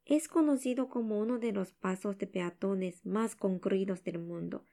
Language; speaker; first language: Spanish; non-native, learner; Japanese